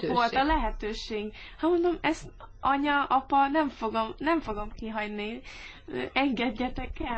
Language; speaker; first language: Hungarian; early bilingual, heritage; English